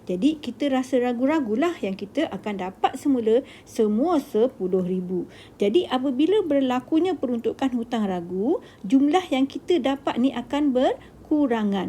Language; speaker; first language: Malay; native; Malay